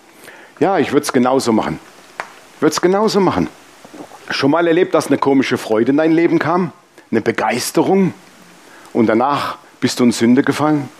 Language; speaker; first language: German; native; German